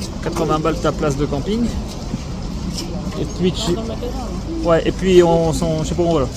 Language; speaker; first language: French; native; French